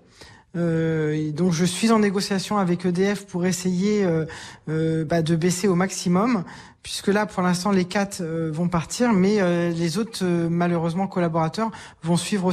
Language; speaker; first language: French; native; French